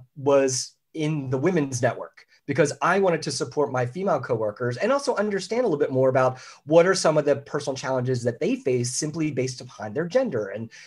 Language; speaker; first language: English; native; English